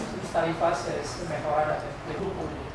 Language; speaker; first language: Spanish; non-native, learner; Indonesian